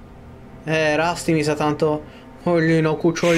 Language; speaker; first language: Italian; native; Italian